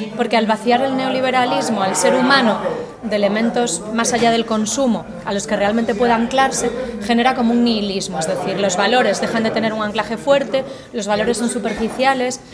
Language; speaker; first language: Spanish; native; Spanish